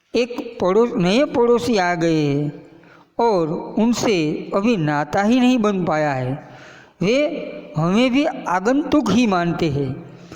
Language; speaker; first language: Hindi; non-native, local second language; Gujarati